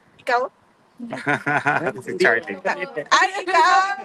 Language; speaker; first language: Filipino; non-native, local second language; Cebuano